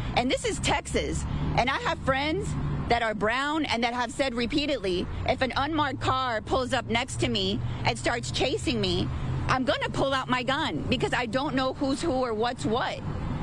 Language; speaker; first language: English; early bilingual, other home language; Spanish